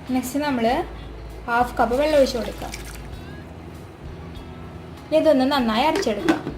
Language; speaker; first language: Malayalam; native; Malayalam